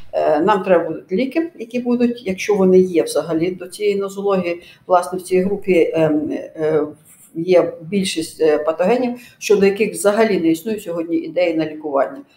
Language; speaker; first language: Ukrainian; native; Ukrainian